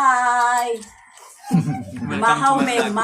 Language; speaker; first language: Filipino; non-native, local second language; Cebuano